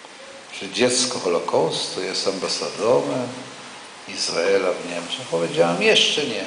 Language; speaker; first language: Polish; non-native, local second language; Yiddish